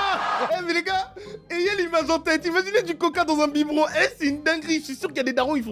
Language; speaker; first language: French; native; French